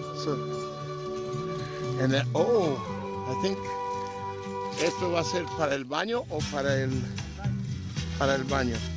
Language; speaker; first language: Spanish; non-native, learner; English